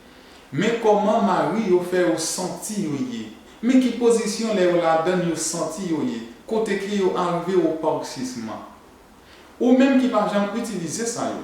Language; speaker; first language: French; non-native, learner; Haitian Creole